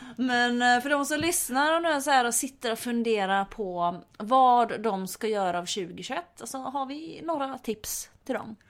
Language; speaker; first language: Swedish; native; Swedish